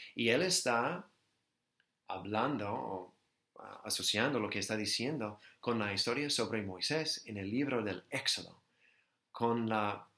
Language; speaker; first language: Spanish; non-native, fluent; English